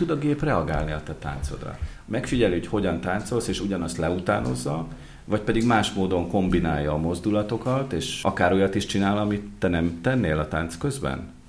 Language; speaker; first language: Hungarian; native; Hungarian